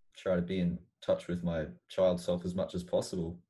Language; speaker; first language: English; native; English